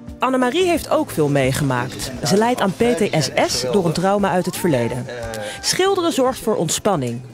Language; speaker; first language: Dutch; native; Dutch